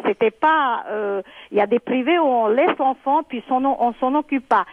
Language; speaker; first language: French; non-native, fluent; Serbian